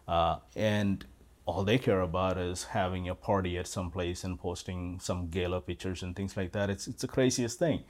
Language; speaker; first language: English; non-native, local second language; Malayalam